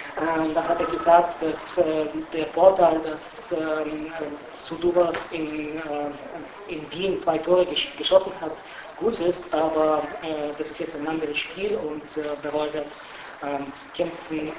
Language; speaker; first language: German; non-native, fluent; Bulgarian